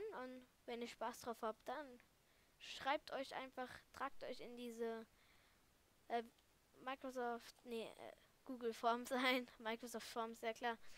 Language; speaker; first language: German; native; German